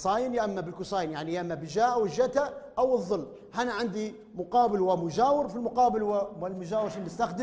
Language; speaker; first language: Arabic; native; Arabic